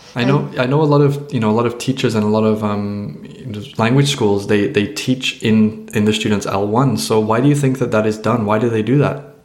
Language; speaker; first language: English; native; English